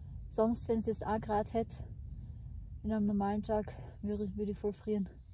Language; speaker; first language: German; native; German